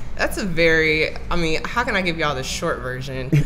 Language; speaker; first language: English; native; English